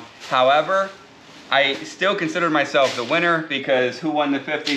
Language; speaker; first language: English; native; English